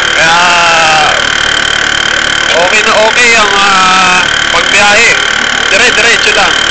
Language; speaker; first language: Filipino; native; Filipino